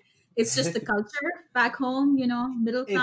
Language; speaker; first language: English; non-native, local second language; Urdu